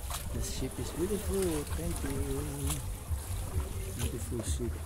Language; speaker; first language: English; non-native, learner; Thai